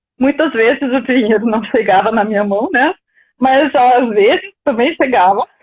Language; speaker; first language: Portuguese; non-native, fluent; German